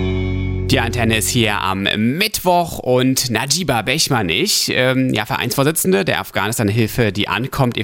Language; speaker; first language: German; native; German